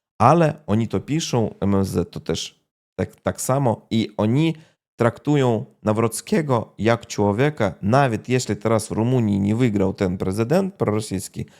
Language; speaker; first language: Polish; non-native, fluent; Russian